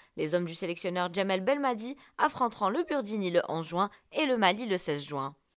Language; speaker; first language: French; non-native, local second language; Arabic